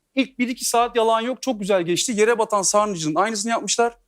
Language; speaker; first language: Turkish; native; Turkish